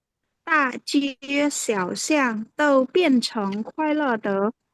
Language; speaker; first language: Chinese; non-native, learner; Khmer